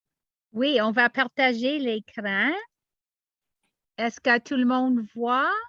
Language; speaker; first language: French; non-native, learner; English